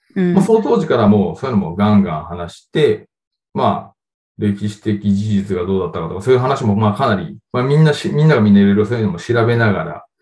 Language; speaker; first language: Japanese; native; Japanese